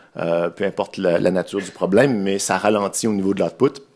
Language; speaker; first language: French; native; French